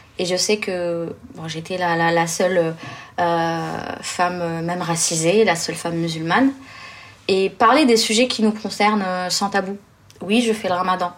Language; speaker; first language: French; early bilingual, other home language; Arabic